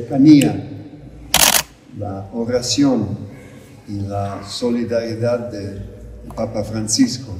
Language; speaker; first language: Spanish; non-native, fluent; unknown